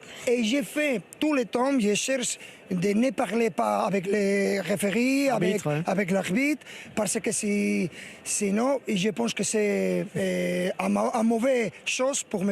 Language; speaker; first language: French; non-native, learner; Spanish